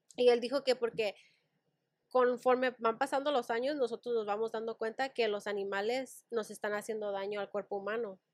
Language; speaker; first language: Spanish; early bilingual, heritage; Spanish